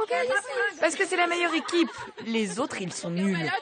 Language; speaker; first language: French; non-native, fluent; Portuguese